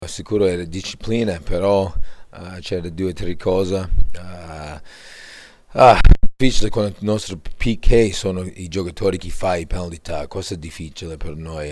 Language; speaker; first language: Italian; non-native, learner; English